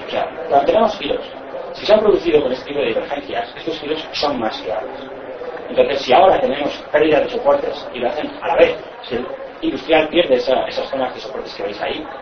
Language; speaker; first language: Spanish; native; Spanish